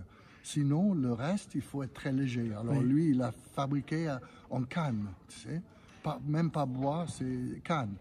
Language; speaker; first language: French; non-native, fluent; English